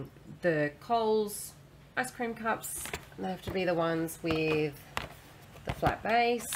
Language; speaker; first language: English; native; English